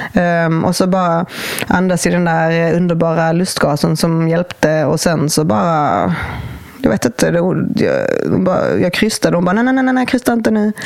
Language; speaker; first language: Swedish; native; Swedish